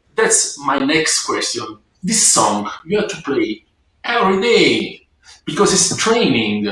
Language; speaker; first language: English; non-native, learner; Italian